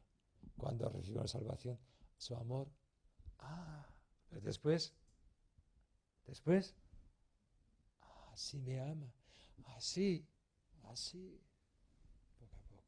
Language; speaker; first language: Spanish; non-native, learner; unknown